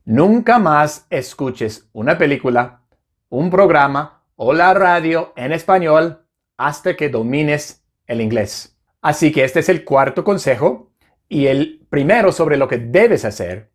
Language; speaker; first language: Spanish; non-native, fluent; English